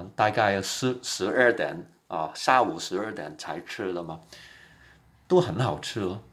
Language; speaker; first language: Chinese; non-native, local second language; Cantonese